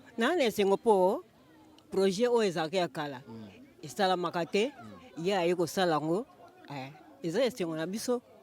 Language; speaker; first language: Lingala; native; Lingala